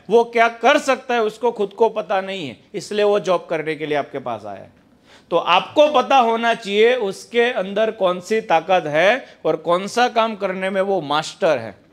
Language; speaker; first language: Hindi; non-native, local second language; Gujarati